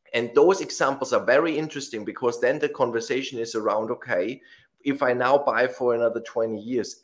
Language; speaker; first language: English; non-native, fluent; German